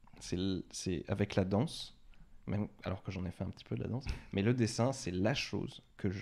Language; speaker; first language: French; native; French